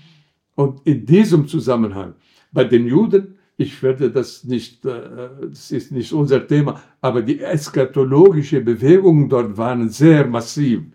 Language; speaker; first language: German; non-native, fluent; Arabic